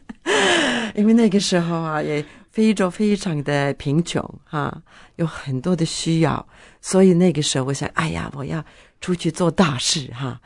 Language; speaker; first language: Chinese; non-native, fluent; Norwegian